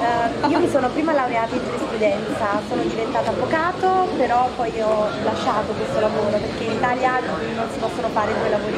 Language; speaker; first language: Italian; native; Italian